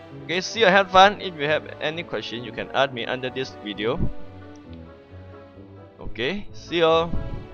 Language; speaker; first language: English; non-native, learner; Thai